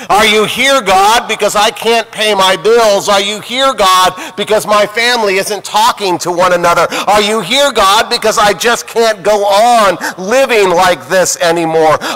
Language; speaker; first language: English; native; English